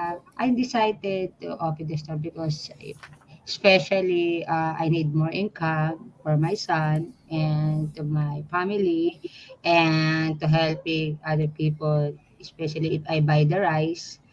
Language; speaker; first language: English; non-native, learner; Filipino